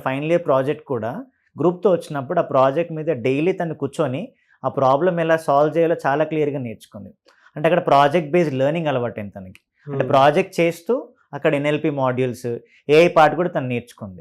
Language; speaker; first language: Telugu; native; Telugu